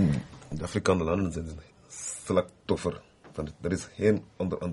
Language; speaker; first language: Dutch; non-native, learner; French